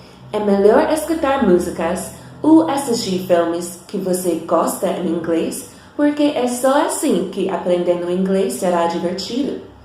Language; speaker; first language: Portuguese; non-native, fluent; English